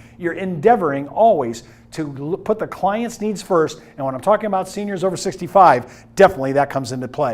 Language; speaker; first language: English; native; English